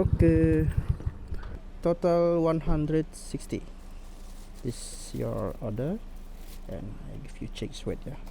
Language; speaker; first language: English; non-native, learner; Indonesian